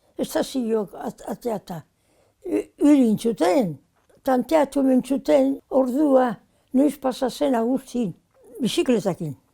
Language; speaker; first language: Basque; native; Basque